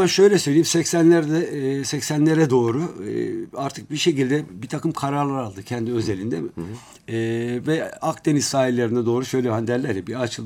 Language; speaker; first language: Turkish; native; Turkish